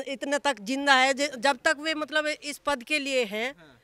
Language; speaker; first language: Hindi; native; Hindi